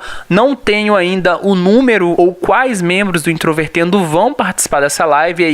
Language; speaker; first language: Portuguese; native; Portuguese